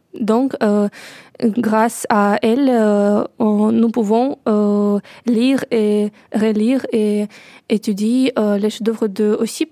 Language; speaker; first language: French; non-native, learner; Russian